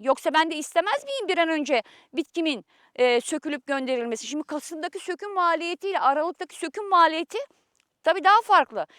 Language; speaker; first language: Turkish; native; Turkish